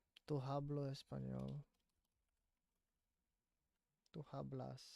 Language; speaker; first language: Spanish; non-native, learner; English